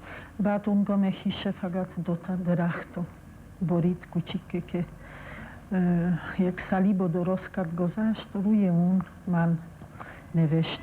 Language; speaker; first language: Persian; non-native, fluent; Polish